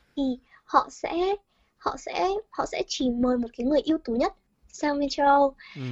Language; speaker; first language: Vietnamese; early bilingual, heritage; Vietnamese